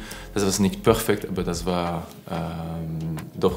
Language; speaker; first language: German; non-native, learner; French